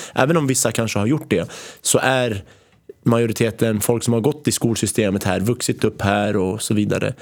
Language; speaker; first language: Swedish; early bilingual, other home language; Arabic